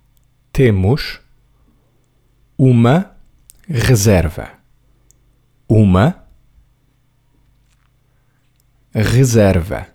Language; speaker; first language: Portuguese; non-native, learner; English